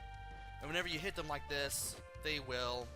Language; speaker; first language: English; native; English